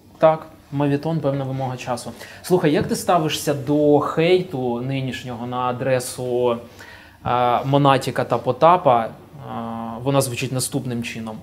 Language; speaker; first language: Ukrainian; native; Ukrainian